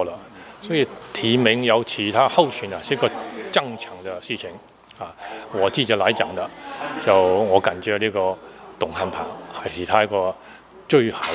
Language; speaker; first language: Chinese; non-native, fluent; Cantonese